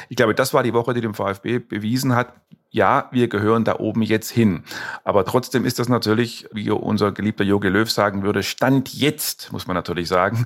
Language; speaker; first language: German; native; German